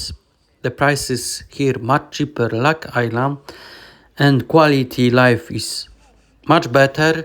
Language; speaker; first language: English; non-native, learner; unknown